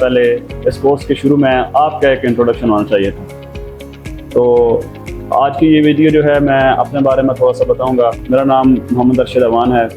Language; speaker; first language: Urdu; non-native, local second language; Punjabi